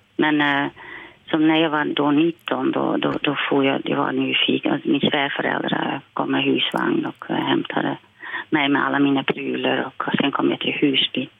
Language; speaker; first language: Swedish; non-native, fluent; Dutch